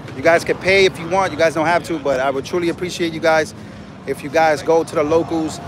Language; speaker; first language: English; early bilingual, other home language; Spanish